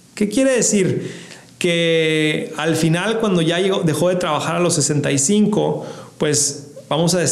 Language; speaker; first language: Spanish; native; Spanish